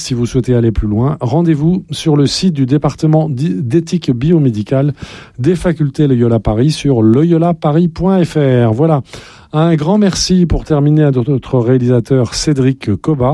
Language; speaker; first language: French; native; French